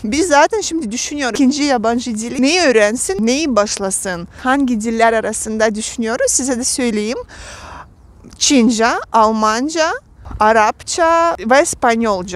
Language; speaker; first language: Turkish; non-native, fluent; Russian